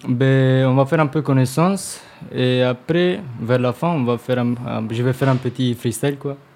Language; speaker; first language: French; non-native, learner; Romanian